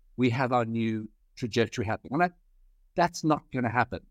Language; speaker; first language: English; native; English